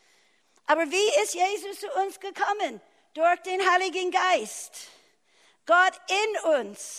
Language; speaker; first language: German; non-native, fluent; English